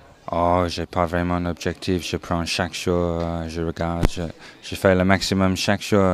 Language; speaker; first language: French; non-native, learner; English